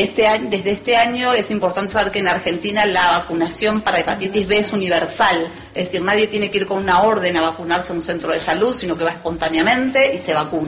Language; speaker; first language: Spanish; native; Spanish